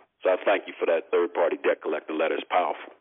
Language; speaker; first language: English; native; English